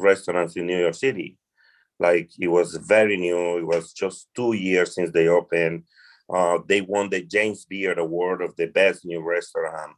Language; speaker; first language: English; non-native, fluent; Spanish